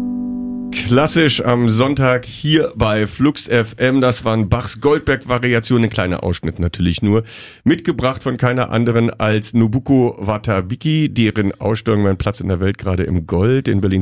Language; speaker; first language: German; native; German